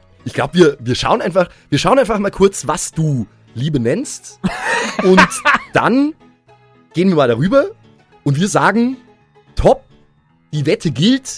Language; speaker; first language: German; native; German